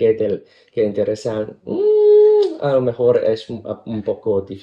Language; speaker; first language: Spanish; non-native, learner; Cantonese